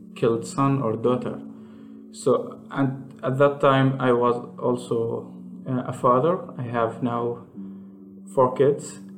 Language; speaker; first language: English; non-native, fluent; Arabic